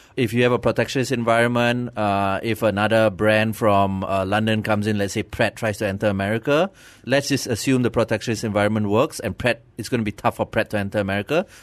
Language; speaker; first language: English; non-native, local second language; Tamil